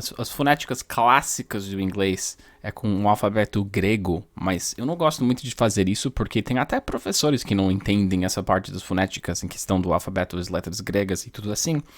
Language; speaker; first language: Portuguese; non-native, fluent; English